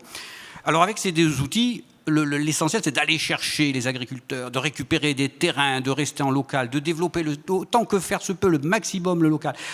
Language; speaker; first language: French; native; French